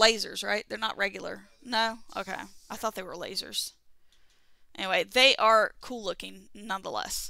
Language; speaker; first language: English; native; English